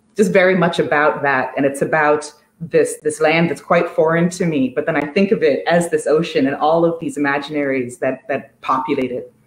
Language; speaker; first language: English; native; English